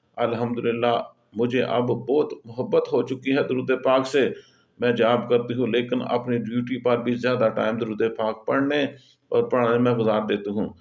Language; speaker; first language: Urdu; native; Urdu